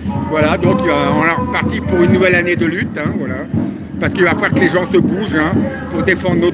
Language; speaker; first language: French; native; French